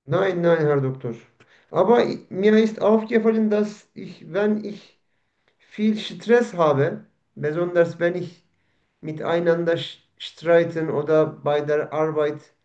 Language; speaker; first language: German; non-native, learner; Turkish